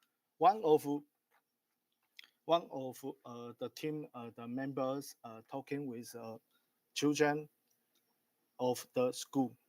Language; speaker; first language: English; non-native, learner; Chinese